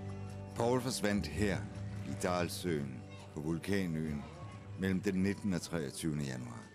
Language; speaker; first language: Danish; native; Danish